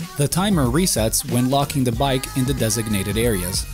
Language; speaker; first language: English; non-native, fluent; Italian